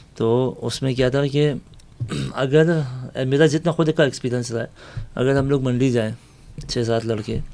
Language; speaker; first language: Urdu; native; Urdu